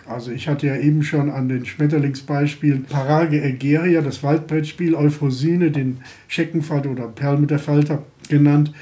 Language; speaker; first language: German; native; German